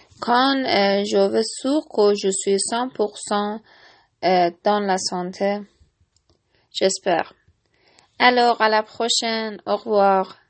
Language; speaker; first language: French; non-native, learner; Persian